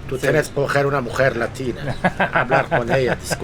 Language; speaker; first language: Spanish; non-native, learner; Turkish